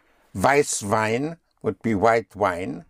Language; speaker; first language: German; non-native, fluent; English